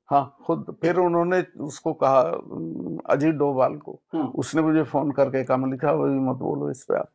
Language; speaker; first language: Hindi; native; Hindi